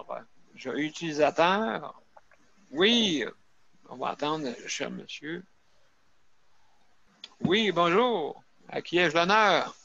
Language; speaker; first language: French; native; French